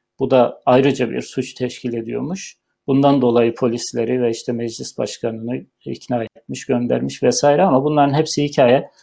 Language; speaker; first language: Turkish; native; Turkish